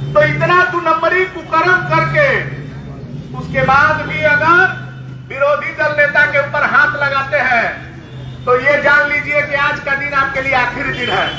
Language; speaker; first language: Hindi; non-native, local second language; Bangla